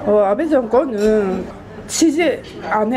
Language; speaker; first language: Korean; non-native, fluent; Japanese